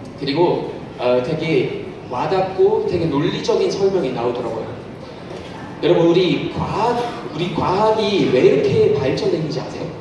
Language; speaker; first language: Korean; non-native, fluent; German